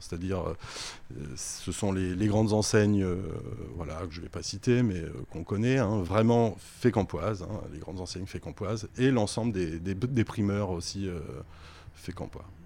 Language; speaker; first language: French; native; French